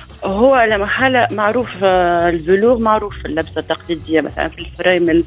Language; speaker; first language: Arabic; native; Arabic